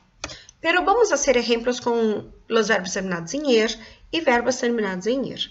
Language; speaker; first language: Spanish; non-native, local second language; Portuguese